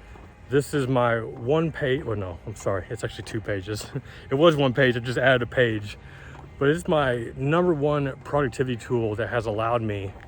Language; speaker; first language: English; native; English